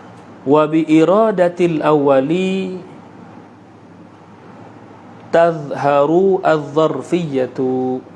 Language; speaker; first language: Arabic; non-native, fluent; Malay